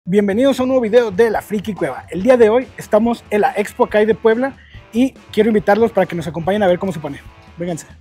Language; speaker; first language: Spanish; native; Spanish